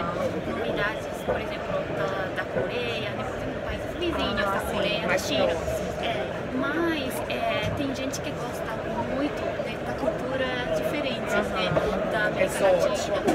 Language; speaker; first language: Portuguese; non-native, learner; Japanese